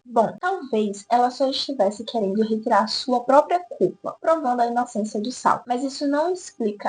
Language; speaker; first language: Portuguese; native; Portuguese